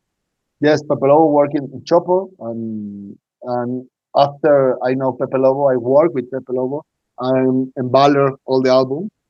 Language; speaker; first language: English; non-native, learner; Spanish